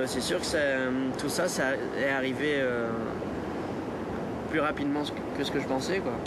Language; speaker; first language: French; native; French